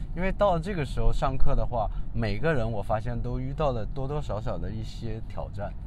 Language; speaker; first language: Chinese; native; Chinese